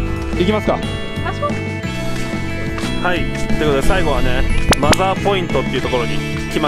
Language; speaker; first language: Japanese; native; Japanese